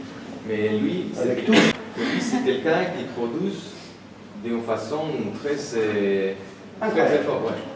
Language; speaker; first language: French; non-native, fluent; Spanish